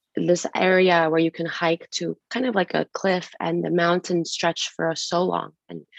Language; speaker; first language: English; native; English